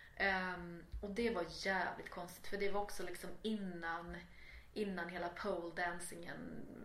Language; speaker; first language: Swedish; native; Swedish